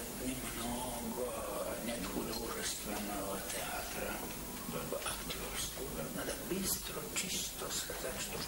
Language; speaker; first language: Russian; non-native, learner; Croatian